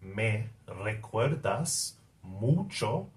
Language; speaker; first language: Spanish; non-native, fluent; English